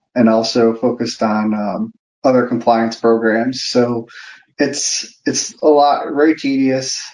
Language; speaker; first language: English; native; English